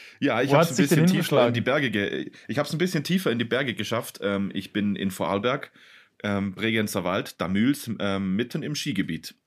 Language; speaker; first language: German; native; German